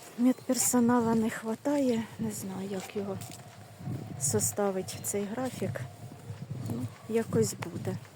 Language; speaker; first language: Ukrainian; native; Ukrainian